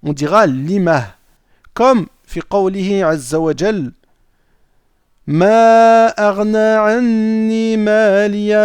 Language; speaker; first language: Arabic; non-native, fluent; French